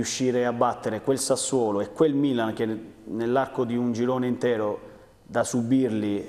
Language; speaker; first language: Italian; native; Italian